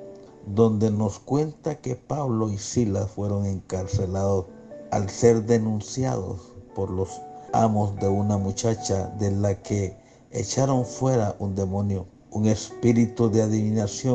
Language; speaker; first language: Spanish; native; Spanish